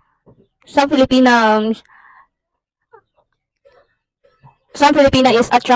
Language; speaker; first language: English; non-native, learner; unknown